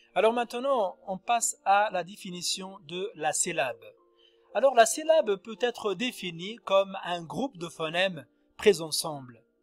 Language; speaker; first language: French; non-native, local second language; Arabic